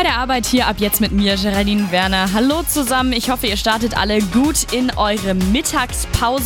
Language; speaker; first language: German; native; German